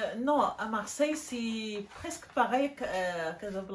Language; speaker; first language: French; non-native, local second language; Arabic